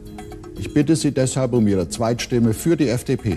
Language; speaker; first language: German; native; German